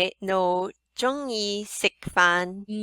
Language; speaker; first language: Cantonese; non-native, learner; English